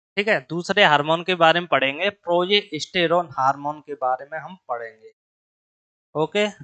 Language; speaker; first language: Hindi; native; Hindi